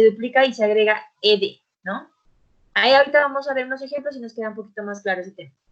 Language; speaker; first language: Spanish; native; Spanish